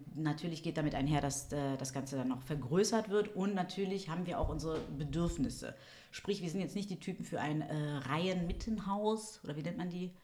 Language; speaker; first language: German; early bilingual, other home language; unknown